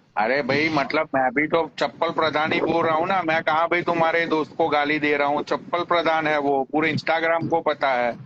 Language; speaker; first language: Hindi; native; Hindi